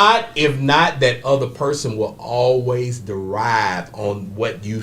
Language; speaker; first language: English; native; English